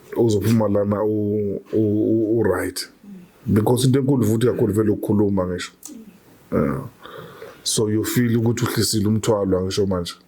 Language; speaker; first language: Zulu; native; Zulu